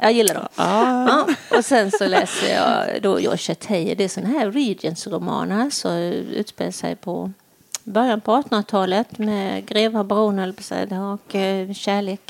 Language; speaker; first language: Swedish; native; Swedish